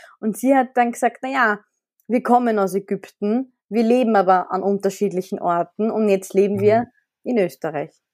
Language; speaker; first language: German; early bilingual, other home language; Arabic